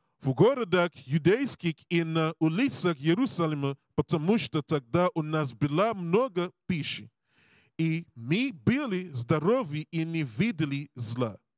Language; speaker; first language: Russian; non-native, learner; English